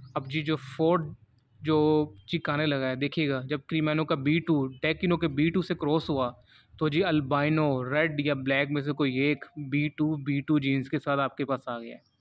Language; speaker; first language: Urdu; non-native, local second language; Punjabi